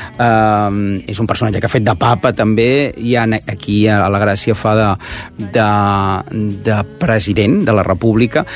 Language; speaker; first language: Catalan; native; Catalan